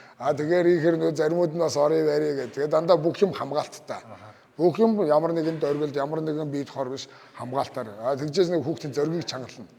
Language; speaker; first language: Mongolian; native; Mongolian